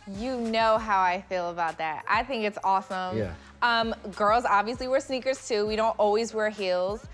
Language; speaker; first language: English; native; English